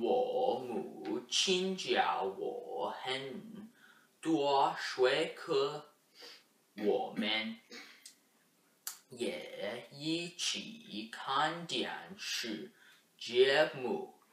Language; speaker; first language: Chinese; non-native, learner; English